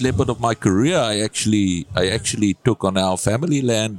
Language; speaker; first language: English; non-native, local second language; Afrikaans